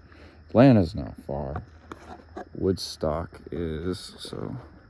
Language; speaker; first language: English; native; English